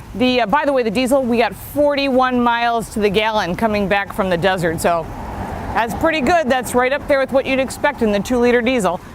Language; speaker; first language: English; native; English